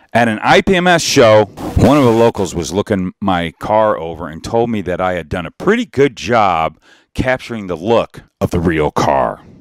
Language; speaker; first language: English; native; English